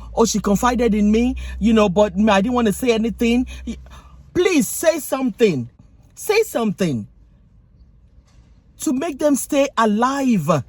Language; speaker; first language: English; non-native, local second language; Yoruba